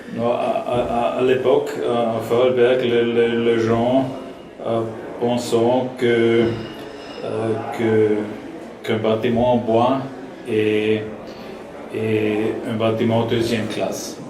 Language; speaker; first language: French; non-native, learner; German